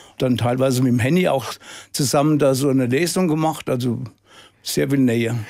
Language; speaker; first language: German; native; German